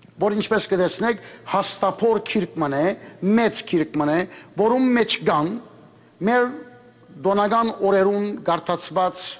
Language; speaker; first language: Armenian; early bilingual, heritage; Armenian